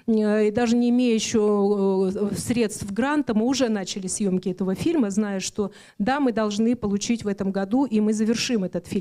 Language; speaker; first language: Russian; native; Russian